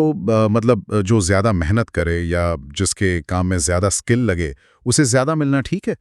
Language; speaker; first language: Hindi; native; Hindi